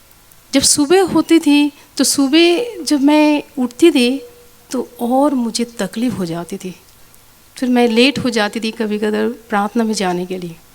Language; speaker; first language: Hindi; non-native, local second language; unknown